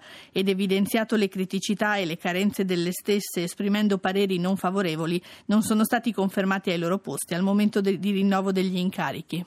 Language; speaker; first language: Italian; native; Italian